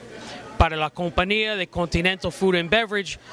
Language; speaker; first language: Spanish; non-native, fluent; English